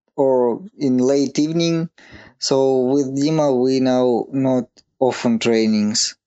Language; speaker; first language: English; non-native, learner; Russian